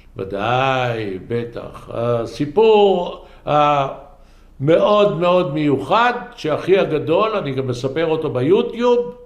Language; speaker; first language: Hebrew; native; Hebrew